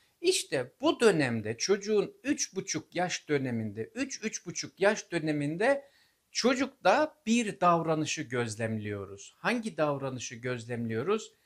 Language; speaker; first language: Turkish; native; Turkish